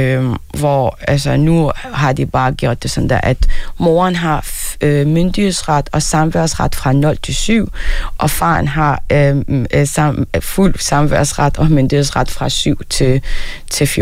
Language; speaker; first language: Danish; non-native, fluent; Arabic